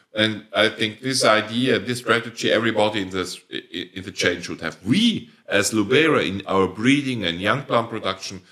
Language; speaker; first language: English; non-native, fluent; German